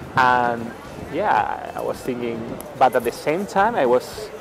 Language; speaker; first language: English; non-native, fluent; Spanish